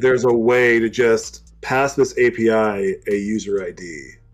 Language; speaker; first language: English; native; English